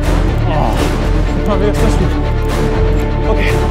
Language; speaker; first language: Polish; non-native, learner; English